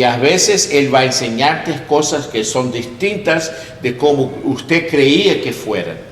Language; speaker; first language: Spanish; non-native, learner; English